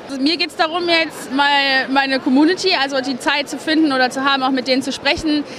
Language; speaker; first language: German; native; German